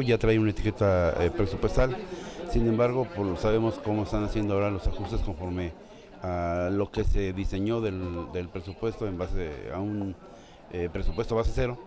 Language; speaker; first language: Spanish; native; Spanish